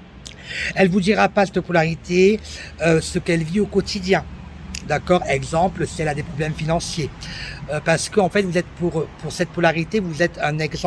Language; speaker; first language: French; native; French